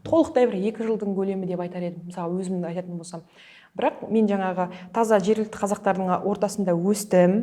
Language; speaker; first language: Kazakh; early bilingual, heritage; Kazakh